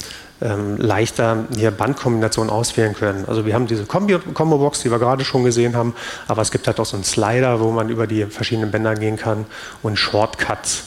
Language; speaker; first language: German; native; German